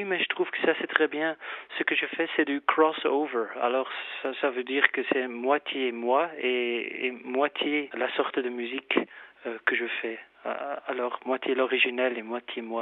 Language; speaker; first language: French; non-native, fluent; Dutch